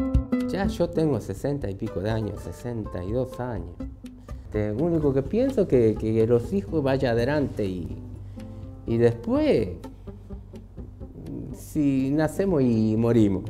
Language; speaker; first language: Spanish; early bilingual, other home language; Japanese